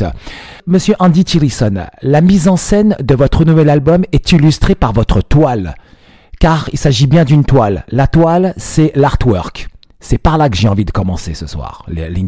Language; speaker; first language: French; native; French